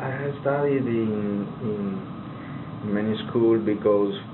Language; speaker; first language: English; non-native, learner; Spanish